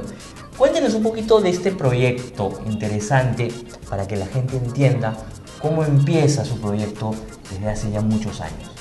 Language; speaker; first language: Spanish; native; Spanish